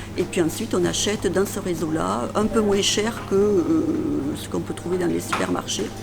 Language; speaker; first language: French; native; French